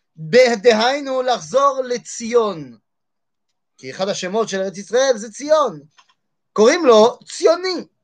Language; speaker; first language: Hebrew; non-native, fluent; French